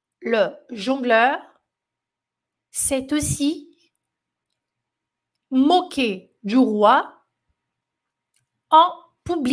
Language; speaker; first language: French; non-native, fluent; Portuguese